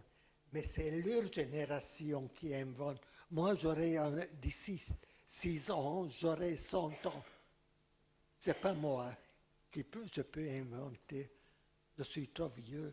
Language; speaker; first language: French; non-native, fluent; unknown